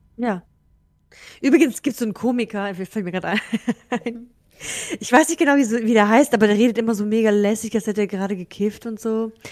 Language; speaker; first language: German; early bilingual, other home language; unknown